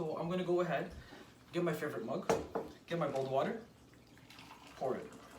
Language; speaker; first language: English; native; English